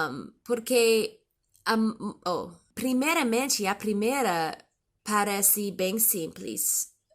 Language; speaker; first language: Portuguese; non-native, learner; English